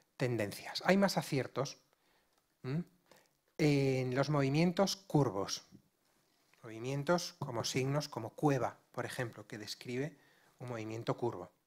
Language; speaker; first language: Spanish; non-native, local second language; Galician